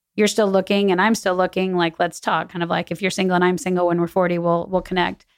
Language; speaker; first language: English; native; English